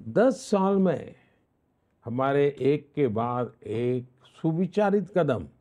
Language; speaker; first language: Hindi; non-native, local second language; Gujarati